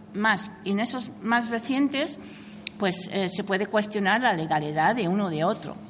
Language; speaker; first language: Spanish; non-native, fluent; English